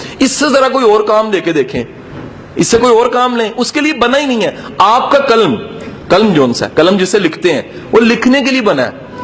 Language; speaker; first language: Urdu; non-native, local second language; Punjabi